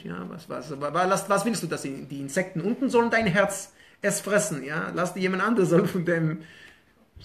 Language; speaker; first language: German; non-native, fluent; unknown